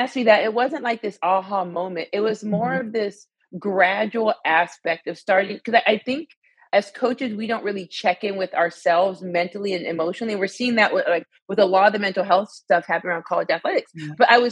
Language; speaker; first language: English; native; English